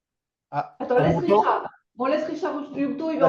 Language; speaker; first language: French; native; French